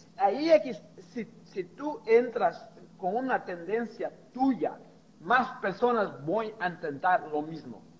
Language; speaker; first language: Spanish; non-native, fluent; Portuguese